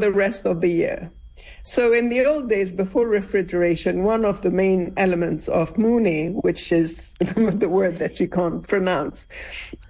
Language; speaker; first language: English; non-native, fluent; Arabic